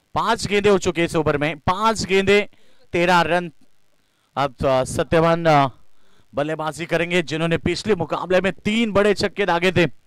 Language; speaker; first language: Hindi; non-native, local second language; Marathi